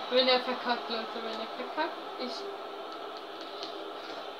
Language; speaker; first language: German; native; German